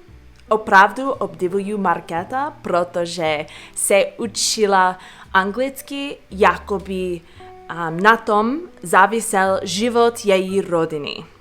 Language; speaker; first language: Czech; non-native, fluent; English